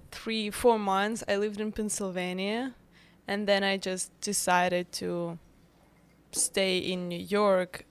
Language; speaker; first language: English; non-native, fluent; Russian